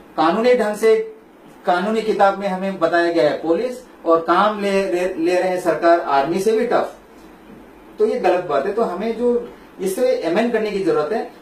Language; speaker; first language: Hindi; non-native, local second language; Malayalam